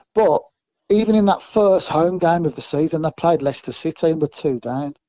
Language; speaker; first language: English; native; English